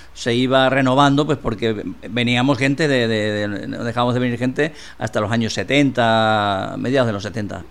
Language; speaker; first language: Spanish; native; Spanish